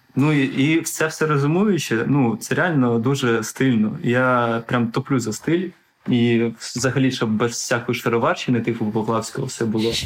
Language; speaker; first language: Ukrainian; non-native, local second language; Russian